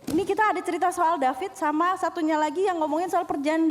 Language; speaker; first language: Indonesian; native; Indonesian